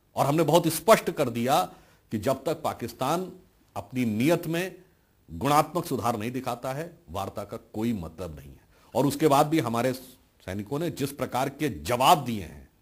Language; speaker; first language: Hindi; native; Hindi